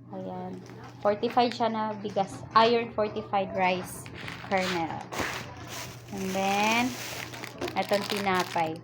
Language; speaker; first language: Filipino; non-native, local second language; Cebuano